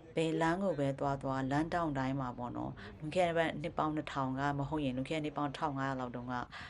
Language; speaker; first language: Burmese; non-native, local second language; Kachin